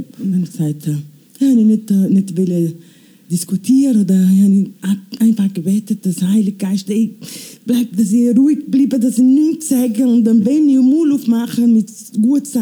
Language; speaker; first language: German; non-native, learner; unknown